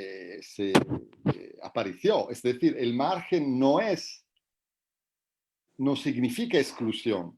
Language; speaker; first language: Spanish; non-native, fluent; Italian